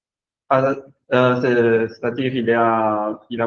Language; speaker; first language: French; non-native, learner; Chinese